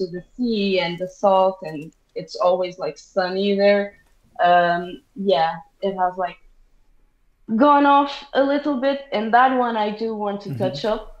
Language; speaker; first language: English; non-native, fluent; Portuguese